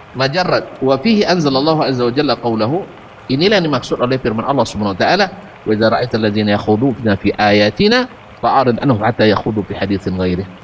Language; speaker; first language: Malay; non-native, local second language; Minangkabau